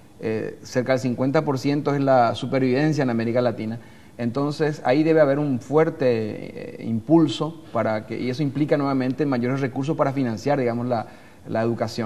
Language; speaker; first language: Spanish; native; Spanish